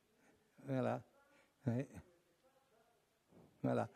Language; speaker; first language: French; native; French